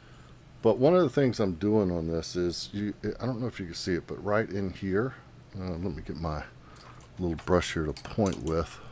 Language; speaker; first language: English; native; English